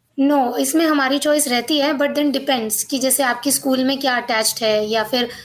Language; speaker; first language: Hindi; non-native, local second language; Marathi